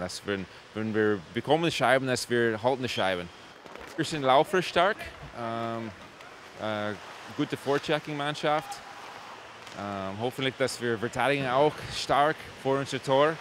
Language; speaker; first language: German; non-native, learner; English